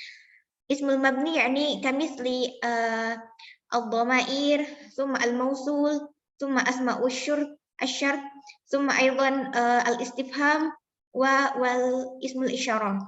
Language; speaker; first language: Arabic; non-native, learner; Indonesian